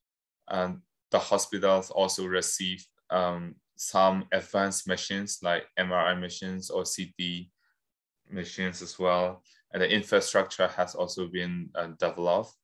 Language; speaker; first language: English; non-native, fluent; Burmese